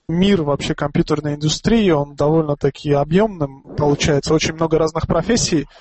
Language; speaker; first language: Russian; non-native, local second language; Tajik